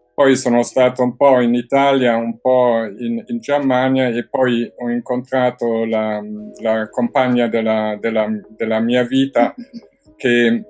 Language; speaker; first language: Italian; non-native, fluent; German